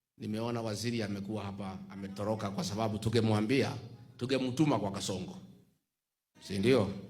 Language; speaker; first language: Swahili; non-native, local second language; Kikuyu